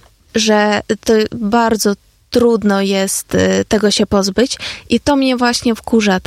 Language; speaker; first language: Polish; non-native, fluent; Ukrainian